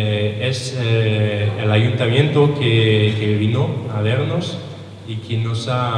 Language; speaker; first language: Spanish; non-native, learner; French